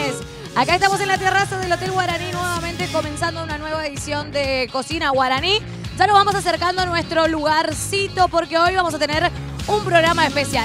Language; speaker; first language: Spanish; native; Spanish